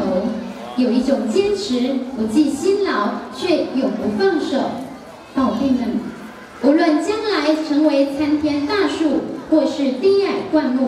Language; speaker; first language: Chinese; native; Chinese